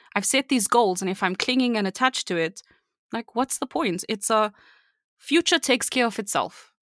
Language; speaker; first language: English; native; English